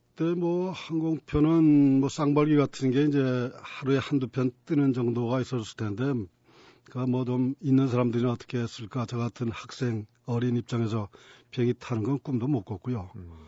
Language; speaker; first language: Korean; native; Korean